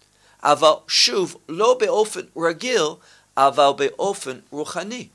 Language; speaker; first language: Hebrew; non-native, fluent; English